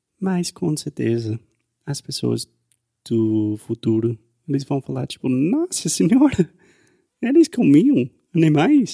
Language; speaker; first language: Portuguese; non-native, fluent; English